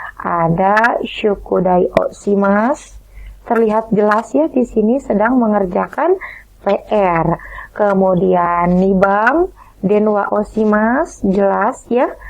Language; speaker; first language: Indonesian; native; Indonesian